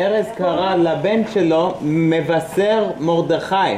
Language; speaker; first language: Hebrew; early bilingual, heritage; Hebrew